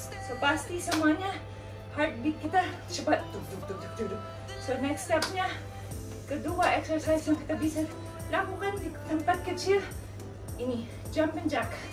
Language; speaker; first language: Indonesian; non-native, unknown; Filipino